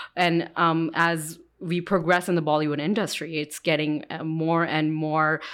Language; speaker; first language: English; early bilingual, other home language; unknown